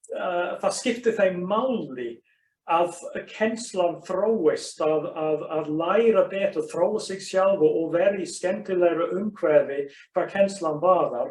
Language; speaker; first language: Icelandic; non-native, fluent; English